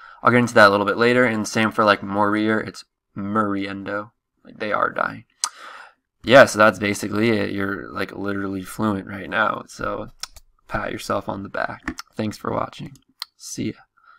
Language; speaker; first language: English; native; English